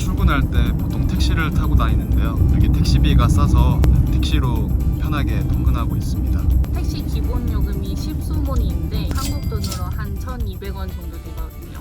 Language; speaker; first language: Korean; native; Korean